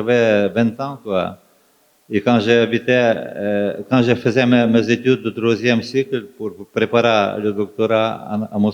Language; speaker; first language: French; non-native, fluent; Ukrainian